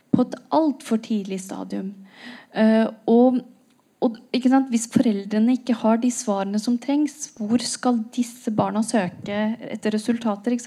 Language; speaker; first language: Norwegian; native; Norwegian